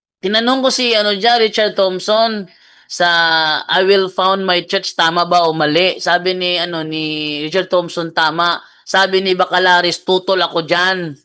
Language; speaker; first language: Filipino; non-native, local second language; Cebuano